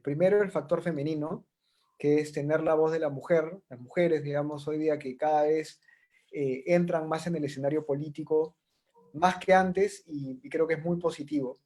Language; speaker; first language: Spanish; native; Spanish